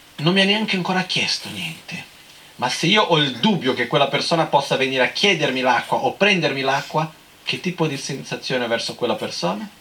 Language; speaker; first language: Italian; non-native, fluent; Portuguese